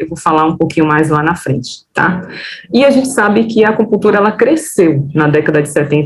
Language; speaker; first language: Portuguese; native; Portuguese